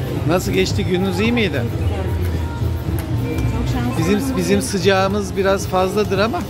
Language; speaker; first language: Turkish; native; Turkish